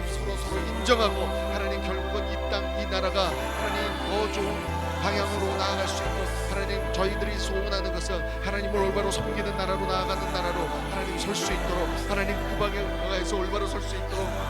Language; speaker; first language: Korean; native; Korean